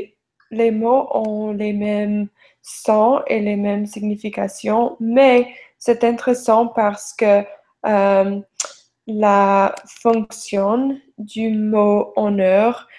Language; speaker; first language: French; non-native, learner; English